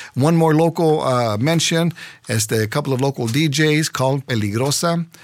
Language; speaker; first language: English; early bilingual, other home language; Spanish